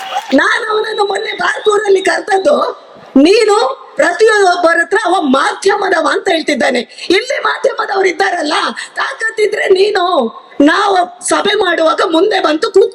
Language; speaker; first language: Kannada; native; Kannada